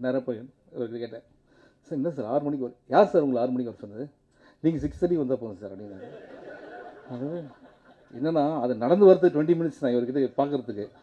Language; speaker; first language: Tamil; native; Tamil